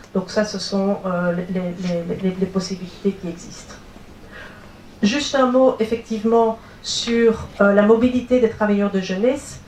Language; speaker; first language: French; native; French